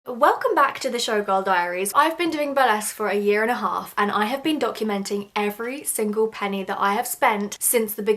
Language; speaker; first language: English; native; English